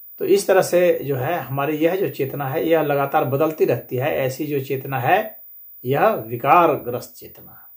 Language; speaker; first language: Hindi; native; Hindi